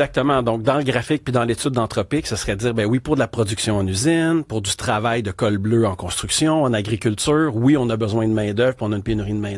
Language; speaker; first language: French; native; French